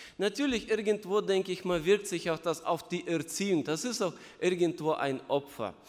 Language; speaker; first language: German; non-native, fluent; Russian